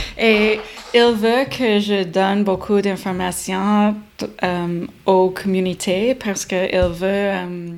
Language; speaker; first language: French; non-native, learner; English